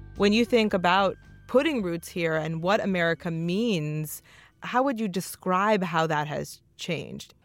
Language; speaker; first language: English; native; English